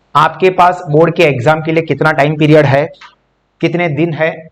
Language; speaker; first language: Hindi; non-native, local second language; Gujarati